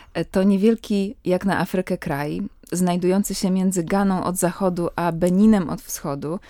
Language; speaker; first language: Polish; native; Polish